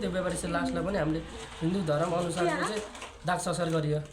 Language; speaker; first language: Nepali; native; Nepali